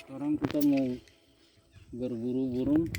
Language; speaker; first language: Malay; native; Malay